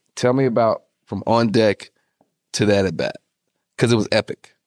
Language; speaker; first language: English; native; English